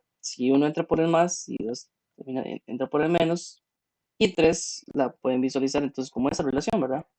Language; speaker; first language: Spanish; native; Spanish